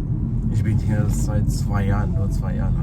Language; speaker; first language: German; non-native, learner; Hindi